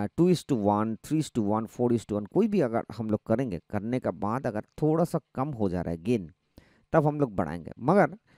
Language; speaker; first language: Hindi; non-native, local second language; Bangla